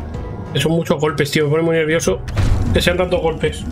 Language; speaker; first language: Spanish; native; Spanish